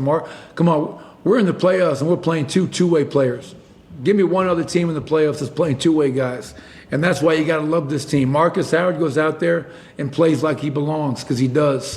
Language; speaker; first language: English; native; English